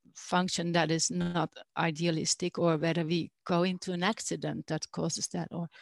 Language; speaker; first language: English; non-native, fluent; Dutch